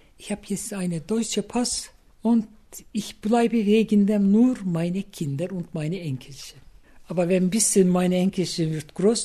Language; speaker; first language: German; non-native, learner; Turkish